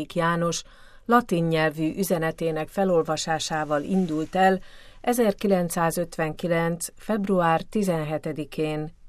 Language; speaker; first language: Hungarian; native; Hungarian